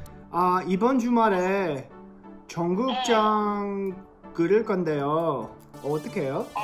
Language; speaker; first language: Korean; non-native, learner; English